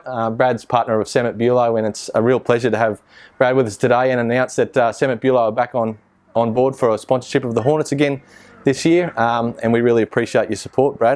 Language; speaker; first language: English; native; English